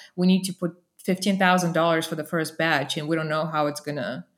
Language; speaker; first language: English; non-native, fluent; Russian